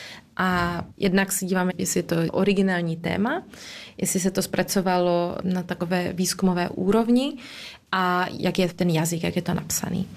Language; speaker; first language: Czech; early bilingual, heritage; Czech